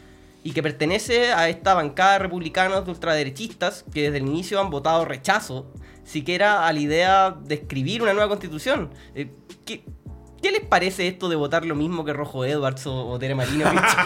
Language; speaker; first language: Spanish; native; Spanish